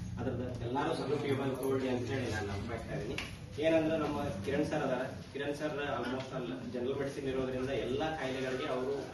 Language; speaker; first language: Kannada; native; Kannada